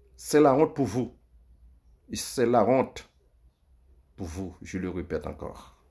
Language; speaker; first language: French; native; French